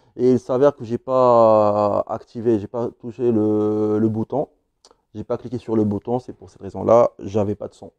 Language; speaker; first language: French; non-native, local second language; Arabic